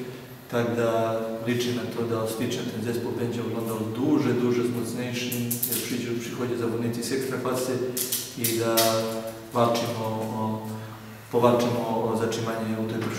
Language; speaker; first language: Polish; non-native, fluent; Serbian